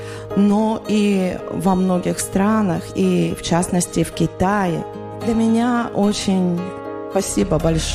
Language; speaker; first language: Russian; non-native, fluent; Chinese